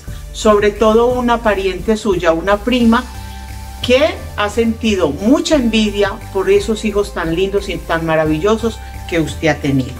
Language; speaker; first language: Spanish; native; Spanish